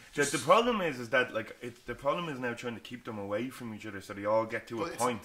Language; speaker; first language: English; native; English